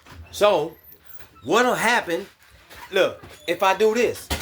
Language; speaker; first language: English; native; English